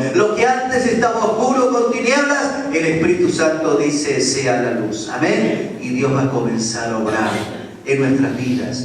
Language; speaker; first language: Spanish; native; Spanish